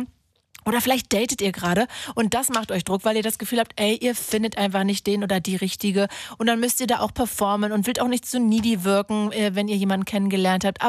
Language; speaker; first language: German; native; German